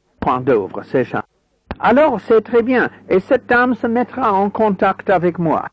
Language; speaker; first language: French; non-native, fluent; English